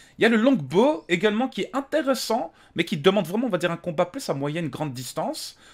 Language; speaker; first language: French; native; French